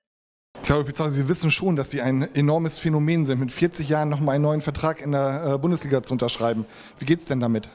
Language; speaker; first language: German; native; German